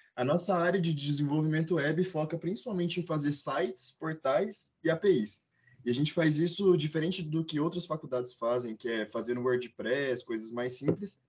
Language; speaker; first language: Portuguese; native; Portuguese